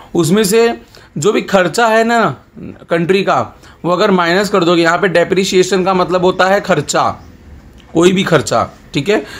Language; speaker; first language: Hindi; non-native, local second language; Gujarati